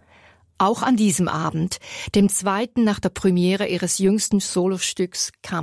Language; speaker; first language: German; native; German